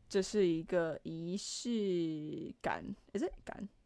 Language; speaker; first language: Chinese; non-native, learner; English